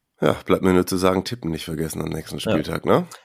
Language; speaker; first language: German; native; German